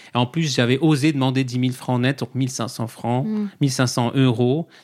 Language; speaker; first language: French; native; French